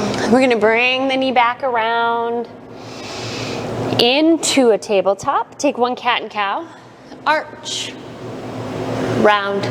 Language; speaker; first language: English; native; English